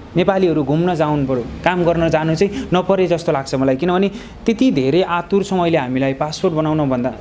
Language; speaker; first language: Nepali; native; Nepali